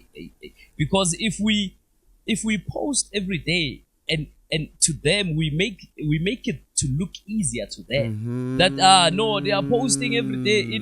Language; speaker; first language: English; non-native, local second language; Zulu